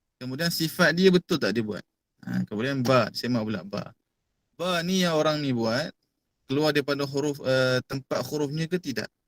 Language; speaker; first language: Malay; native; Malay